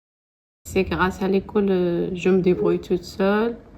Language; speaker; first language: French; non-native, learner; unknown